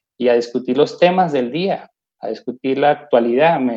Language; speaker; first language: Spanish; native; Spanish